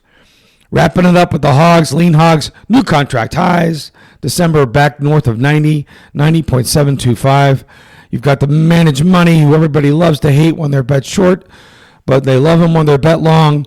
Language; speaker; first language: English; native; English